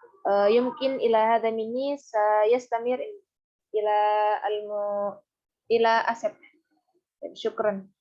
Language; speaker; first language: Arabic; non-native, learner; Indonesian